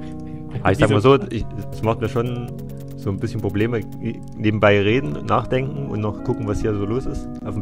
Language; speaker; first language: German; native; German